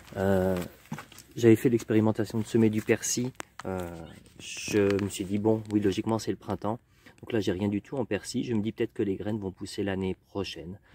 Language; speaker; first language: French; native; French